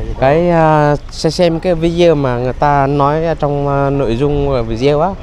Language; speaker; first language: Vietnamese; non-native, local second language; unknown